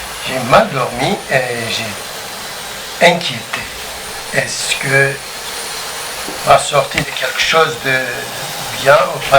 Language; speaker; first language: French; non-native, learner; Turkish